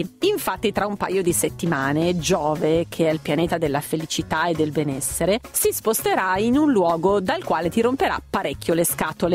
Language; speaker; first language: Italian; native; Italian